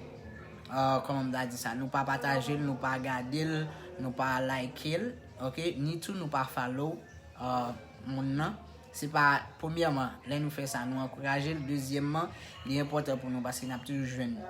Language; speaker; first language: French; non-native, local second language; Haitian Creole